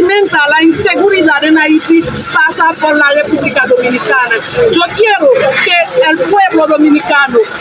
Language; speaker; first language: Spanish; non-native, fluent; Haitian Creole